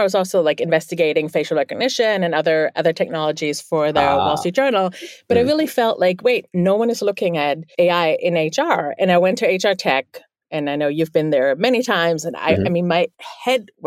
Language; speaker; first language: English; non-native, fluent; German